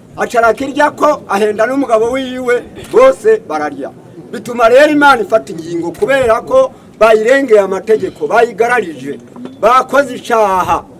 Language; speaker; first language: Rundi; native; Rundi